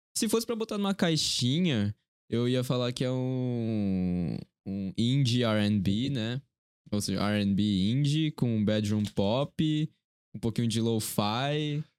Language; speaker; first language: Portuguese; early bilingual, other home language; Korean